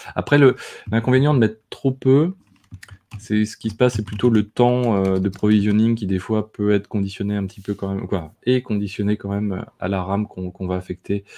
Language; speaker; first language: French; native; French